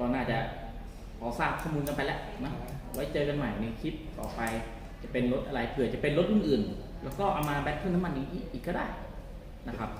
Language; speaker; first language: Thai; native; Thai